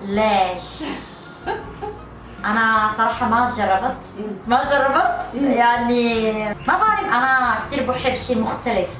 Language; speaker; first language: Arabic; non-native, learner; Korean